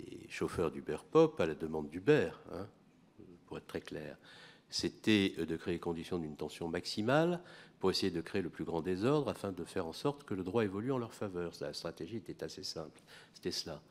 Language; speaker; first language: French; native; French